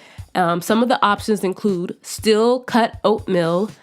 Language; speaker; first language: English; native; English